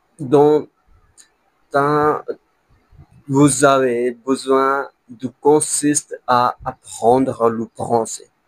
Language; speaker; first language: French; non-native, learner; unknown